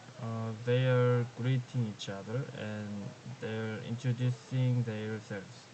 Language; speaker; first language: English; non-native, learner; Korean